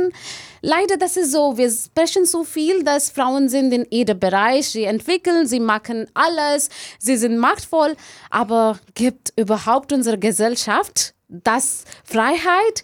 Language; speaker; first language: German; non-native, learner; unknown